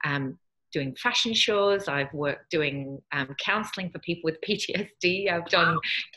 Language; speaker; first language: English; native; English